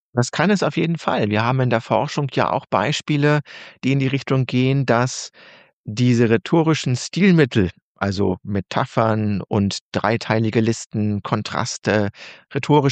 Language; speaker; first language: German; native; German